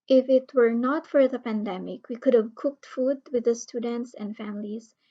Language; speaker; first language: English; non-native, local second language; Filipino